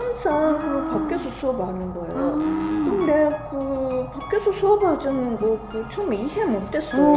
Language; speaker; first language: Korean; non-native, fluent; Japanese